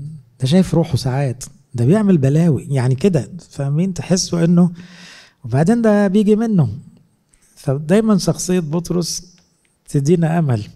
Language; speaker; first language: Arabic; native; Arabic